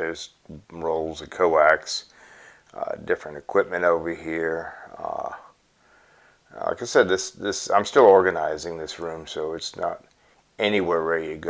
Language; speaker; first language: English; native; English